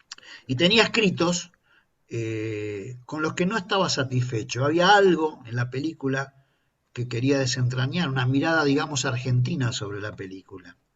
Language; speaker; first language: Spanish; native; Spanish